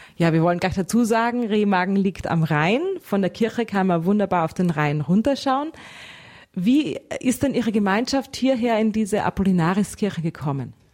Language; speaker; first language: German; native; German